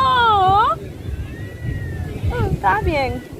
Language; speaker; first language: Spanish; non-native, learner; Haitian Creole